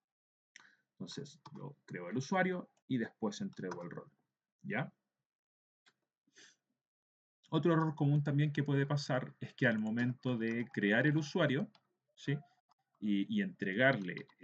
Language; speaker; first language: Spanish; native; Spanish